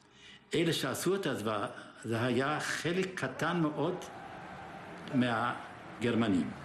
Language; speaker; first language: Hebrew; early bilingual, other home language; German